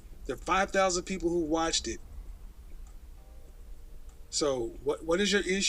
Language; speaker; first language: English; native; English